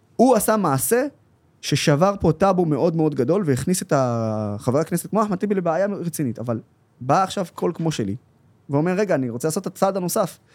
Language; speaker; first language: Hebrew; non-native, local second language; Arabic